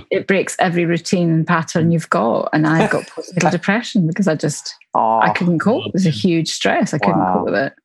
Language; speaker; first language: English; native; English